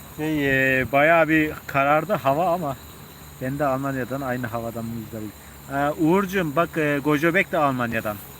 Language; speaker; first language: Turkish; native; Turkish